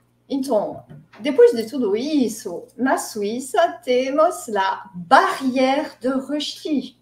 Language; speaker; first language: Portuguese; non-native, fluent; French